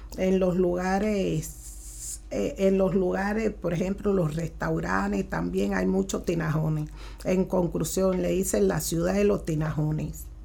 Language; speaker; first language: Spanish; early bilingual, other home language; Haitian Creole